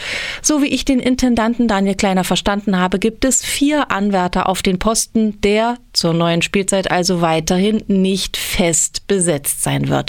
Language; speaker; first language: German; native; German